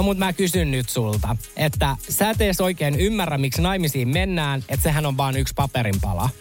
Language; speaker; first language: Finnish; native; Finnish